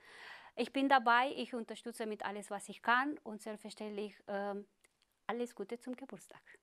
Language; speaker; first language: German; non-native, fluent; Romanian